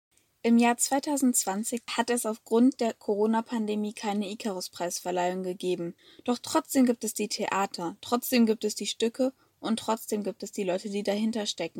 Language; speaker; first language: German; native; German